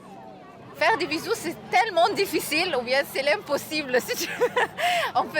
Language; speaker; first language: French; non-native, fluent; Arabic